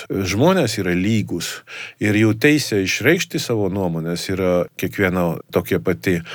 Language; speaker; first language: Lithuanian; non-native, fluent; Estonian